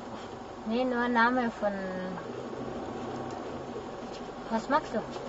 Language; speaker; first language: German; non-native, learner; Thai